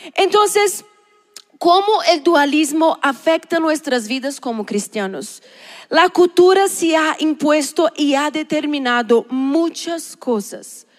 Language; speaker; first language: Spanish; non-native, learner; Portuguese